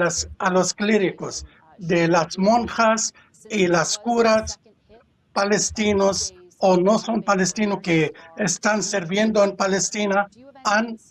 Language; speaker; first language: Spanish; non-native, fluent; Arabic